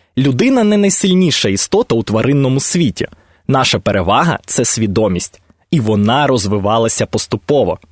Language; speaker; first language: Ukrainian; native; Ukrainian